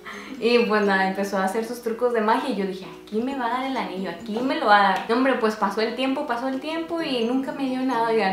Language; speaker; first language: Spanish; native; Spanish